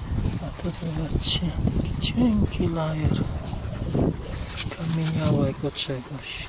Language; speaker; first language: Polish; early bilingual, heritage; Polish